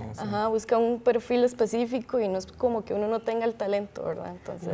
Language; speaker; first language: Spanish; native; Spanish